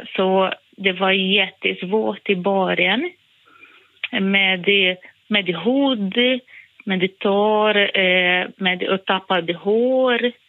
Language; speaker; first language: Swedish; non-native, fluent; Portuguese